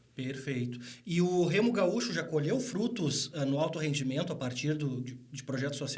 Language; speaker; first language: Portuguese; native; Portuguese